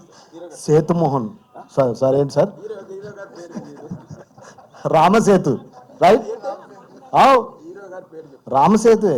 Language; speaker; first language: Telugu; native; Telugu